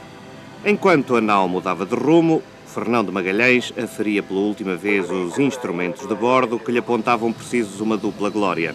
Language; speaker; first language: Portuguese; native; Portuguese